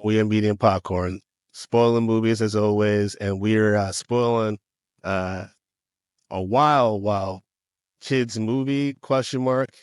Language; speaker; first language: English; native; English